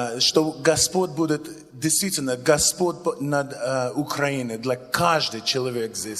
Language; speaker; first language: Russian; non-native, learner; English